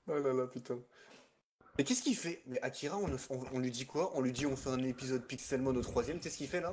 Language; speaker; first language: French; native; French